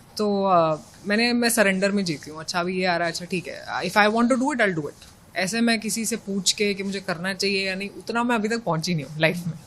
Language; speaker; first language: Hindi; native; Hindi